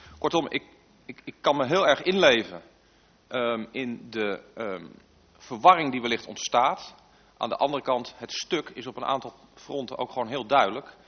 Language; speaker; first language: Dutch; native; Dutch